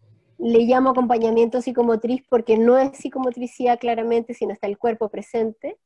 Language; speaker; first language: Spanish; native; Spanish